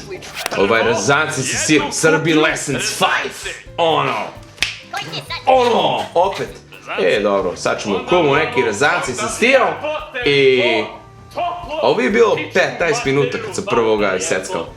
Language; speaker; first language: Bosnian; early bilingual, heritage; English